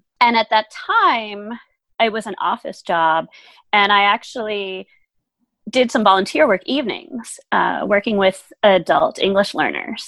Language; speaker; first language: English; early bilingual, other home language; German